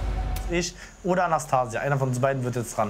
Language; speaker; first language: German; native; German